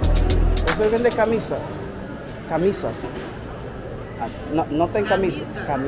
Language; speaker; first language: Portuguese; non-native, learner; English